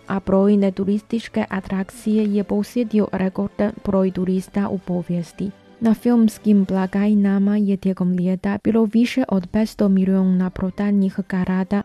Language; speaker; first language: Croatian; non-native, fluent; Chinese